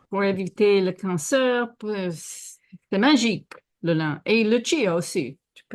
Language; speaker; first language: French; non-native, fluent; English